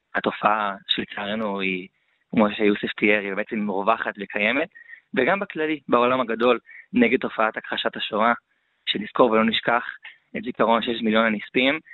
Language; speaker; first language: Hebrew; native; Hebrew